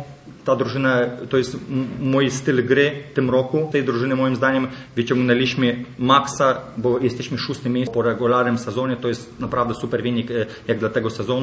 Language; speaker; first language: Polish; non-native, fluent; Lithuanian